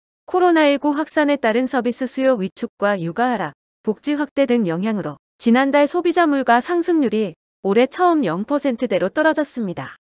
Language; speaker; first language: Korean; native; Korean